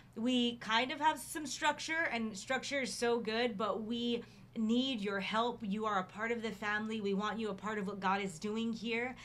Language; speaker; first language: English; native; English